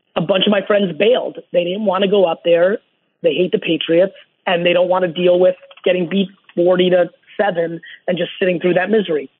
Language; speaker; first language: English; early bilingual, other home language; Russian